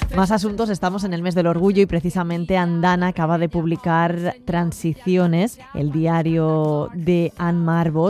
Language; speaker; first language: Spanish; native; Spanish